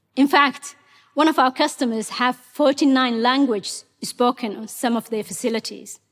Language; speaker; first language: English; non-native, fluent; Somali